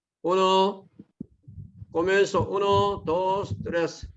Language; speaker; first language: Spanish; non-native, learner; Korean